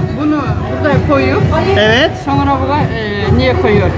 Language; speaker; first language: Turkish; non-native, local second language; Kyrgyz